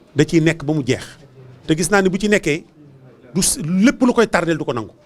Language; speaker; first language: Wolof; native; Wolof